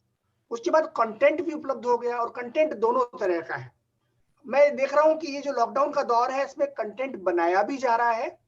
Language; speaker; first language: Hindi; native; Hindi